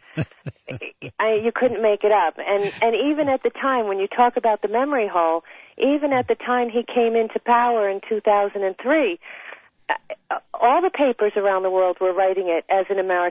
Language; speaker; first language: English; native; English